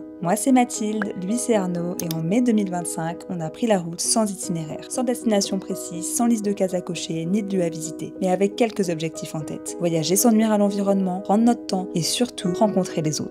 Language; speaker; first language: French; native; French